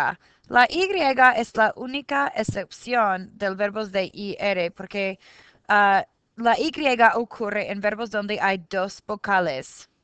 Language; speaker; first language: Spanish; non-native, fluent; English